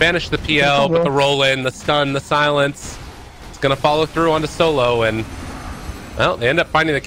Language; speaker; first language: English; native; English